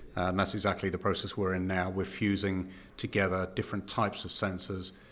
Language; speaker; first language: English; native; English